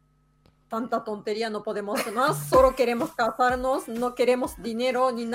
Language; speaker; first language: Spanish; non-native, fluent; Japanese